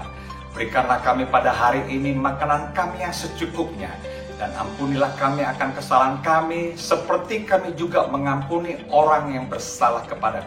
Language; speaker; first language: Indonesian; native; Indonesian